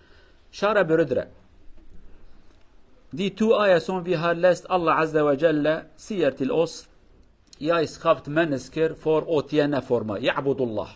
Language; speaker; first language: Swedish; non-native, learner; Kurdish